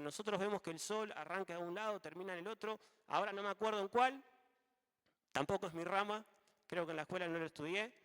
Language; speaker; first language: Spanish; native; Spanish